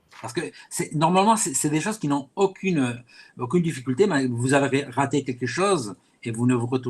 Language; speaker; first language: French; non-native, fluent; Spanish